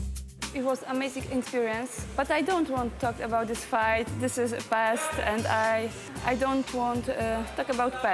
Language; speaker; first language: English; non-native, learner; Polish